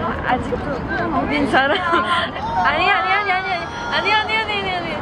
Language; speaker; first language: Korean; non-native, learner; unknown